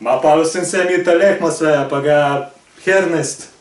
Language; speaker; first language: Estonian; non-native, local second language; Russian